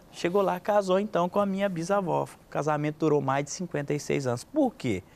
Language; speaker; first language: Portuguese; native; Portuguese